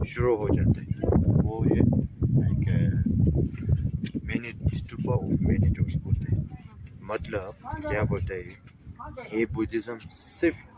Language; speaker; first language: Hindi; non-native, fluent; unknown